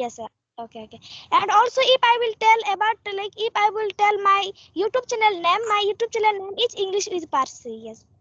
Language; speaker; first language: English; non-native, learner; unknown